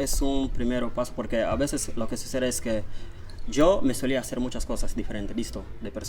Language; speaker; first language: Spanish; non-native, learner; Portuguese